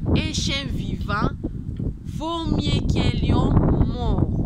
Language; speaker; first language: French; non-native, local second language; Lingala